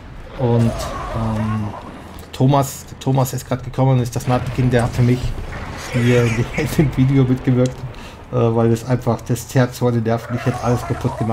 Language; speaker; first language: German; native; German